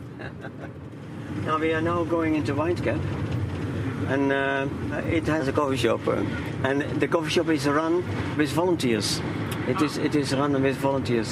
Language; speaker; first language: English; non-native, fluent; Dutch